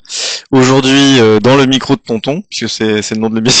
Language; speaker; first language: French; native; French